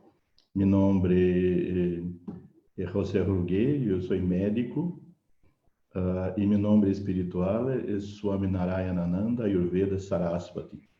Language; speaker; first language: Spanish; non-native, fluent; Portuguese